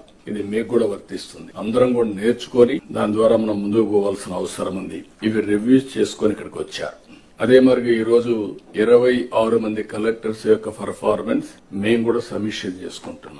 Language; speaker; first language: Telugu; native; Telugu